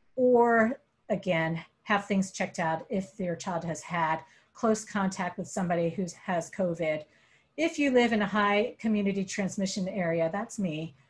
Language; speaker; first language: English; native; English